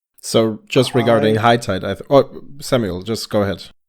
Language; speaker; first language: English; non-native, fluent; German